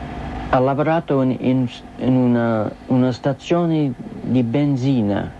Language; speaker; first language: Italian; non-native, learner; English